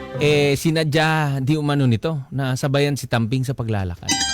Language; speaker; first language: Filipino; non-native, local second language; Cebuano